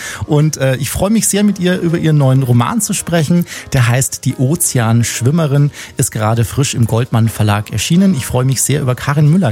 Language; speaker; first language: German; native; German